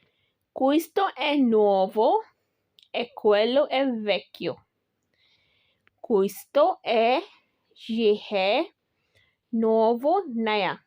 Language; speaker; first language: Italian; non-native, learner; Urdu